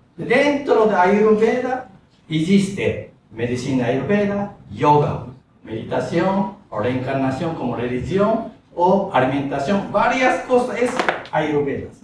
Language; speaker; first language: Spanish; non-native, learner; Japanese